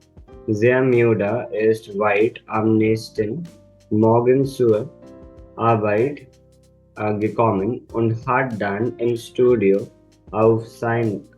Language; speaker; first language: German; non-native, learner; Hindi